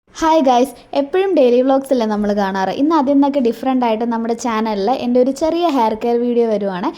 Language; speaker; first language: Malayalam; native; Malayalam